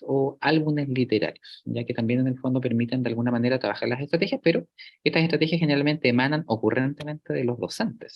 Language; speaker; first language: Spanish; native; Spanish